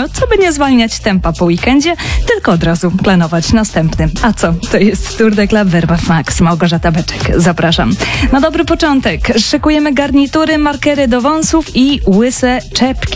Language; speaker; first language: Polish; native; Polish